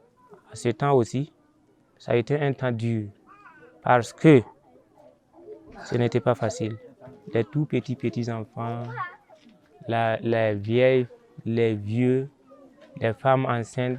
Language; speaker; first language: French; non-native, local second language; Mossi